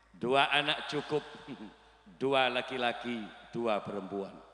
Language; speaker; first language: Indonesian; non-native, local second language; Madurese